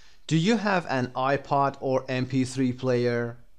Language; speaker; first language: English; non-native, fluent; Persian